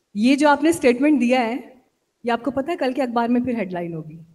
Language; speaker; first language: Hindi; native; Hindi